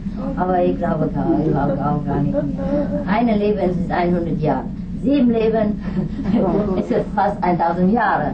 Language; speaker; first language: German; non-native, learner; Vietnamese